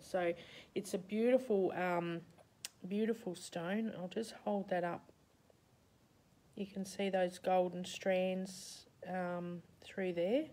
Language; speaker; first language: English; native; English